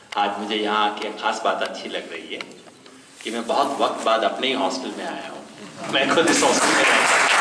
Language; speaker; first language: Hindi; native; Hindi